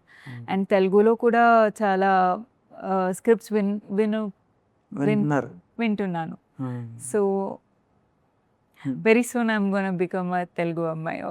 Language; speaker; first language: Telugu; non-native, learner; Kannada